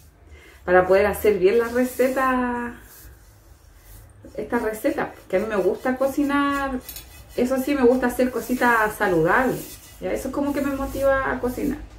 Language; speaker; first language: Spanish; native; Spanish